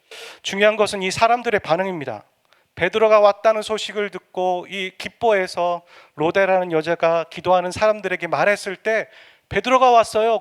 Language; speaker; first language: Korean; native; Korean